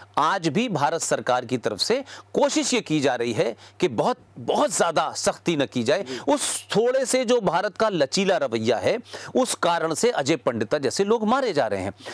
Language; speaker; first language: Hindi; native; Hindi